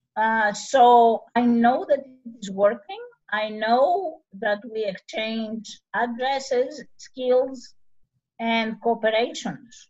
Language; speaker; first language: English; non-native, fluent; Greek